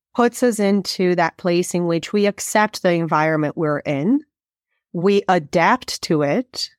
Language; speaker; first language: English; non-native, fluent; Portuguese